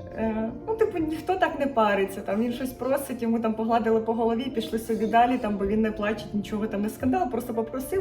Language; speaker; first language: Ukrainian; non-native, local second language; Russian